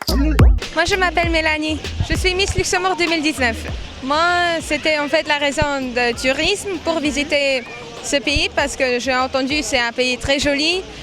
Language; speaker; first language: French; non-native, local second language; Luxembourgish